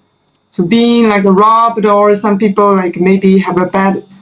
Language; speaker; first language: English; non-native, fluent; Chinese